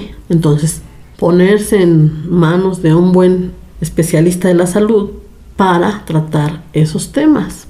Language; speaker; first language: Spanish; native; Spanish